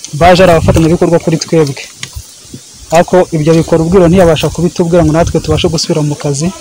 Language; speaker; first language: Kinyarwanda; native; Kinyarwanda